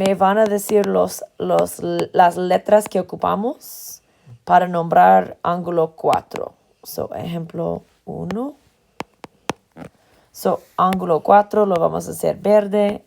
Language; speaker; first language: Spanish; non-native, fluent; English